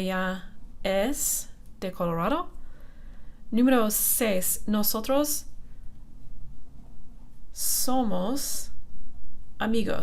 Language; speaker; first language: Spanish; non-native, fluent; English